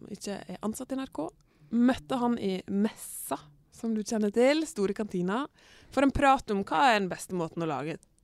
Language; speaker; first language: Norwegian; native; Norwegian